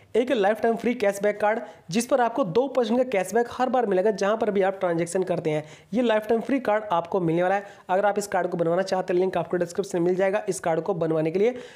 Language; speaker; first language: Hindi; native; Hindi